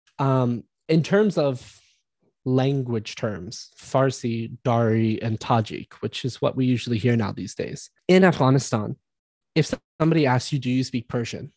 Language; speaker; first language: English; native; English